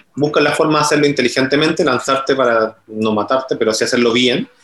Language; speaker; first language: Spanish; native; Spanish